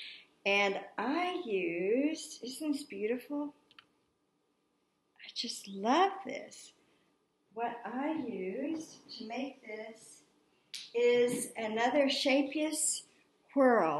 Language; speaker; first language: English; native; English